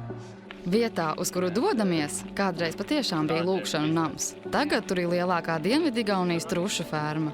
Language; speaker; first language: Latvian; native; Latvian